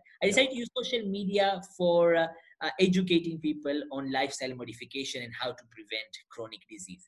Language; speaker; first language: English; non-native, local second language; Gujarati